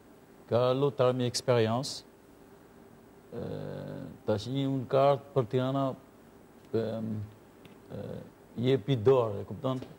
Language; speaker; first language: Albanian; non-native, learner; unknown